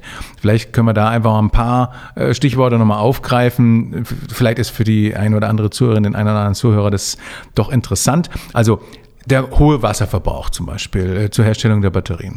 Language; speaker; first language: German; native; German